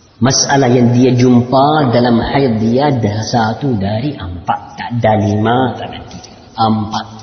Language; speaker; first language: Indonesian; non-native, learner; Arabic